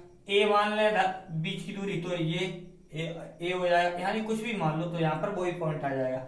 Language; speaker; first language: Hindi; native; Hindi